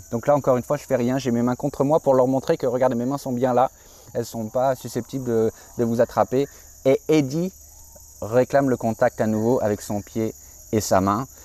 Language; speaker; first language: French; native; French